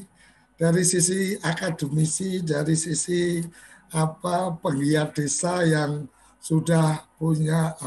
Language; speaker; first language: Malay; native; Malay